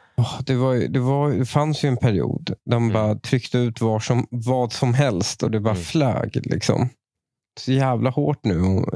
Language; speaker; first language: Swedish; native; Swedish